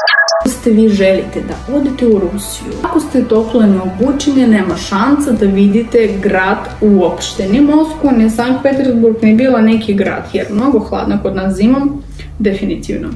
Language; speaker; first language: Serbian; non-native, learner; Russian